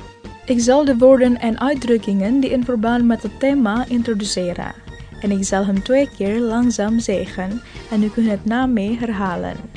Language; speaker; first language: Dutch; non-native, learner; Indonesian